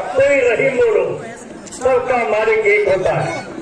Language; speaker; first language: Hindi; non-native, local second language; Marathi